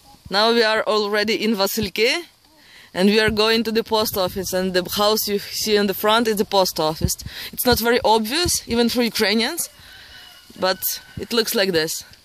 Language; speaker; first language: English; non-native, fluent; Ukrainian